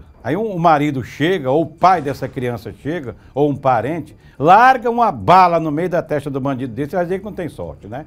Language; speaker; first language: Portuguese; native; Portuguese